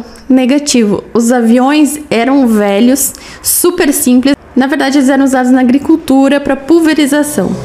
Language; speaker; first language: Portuguese; native; Portuguese